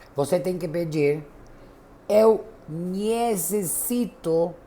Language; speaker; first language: Portuguese; non-native, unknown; Spanish